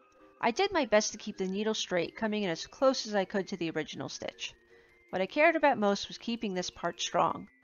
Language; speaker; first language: English; native; English